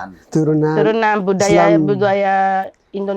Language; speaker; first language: Indonesian; non-native, fluent; Japanese